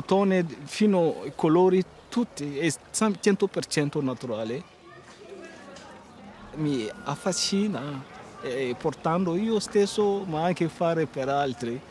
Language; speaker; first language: Italian; non-native, learner; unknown